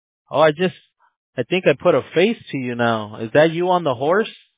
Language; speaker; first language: English; early bilingual, other home language; Spanish